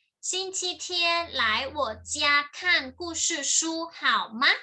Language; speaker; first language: Chinese; non-native, fluent; Thai